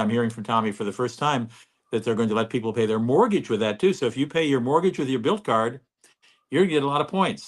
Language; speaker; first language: English; native; English